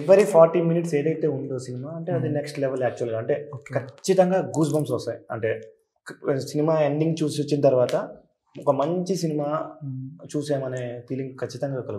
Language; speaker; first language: Telugu; native; Telugu